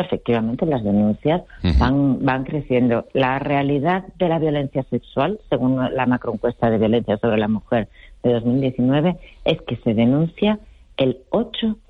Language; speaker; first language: Spanish; native; Spanish